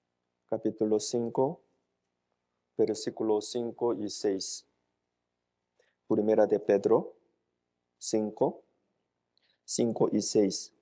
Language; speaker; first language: Spanish; non-native, fluent; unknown